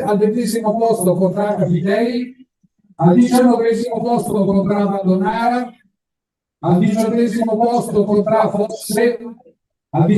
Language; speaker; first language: Italian; native; Italian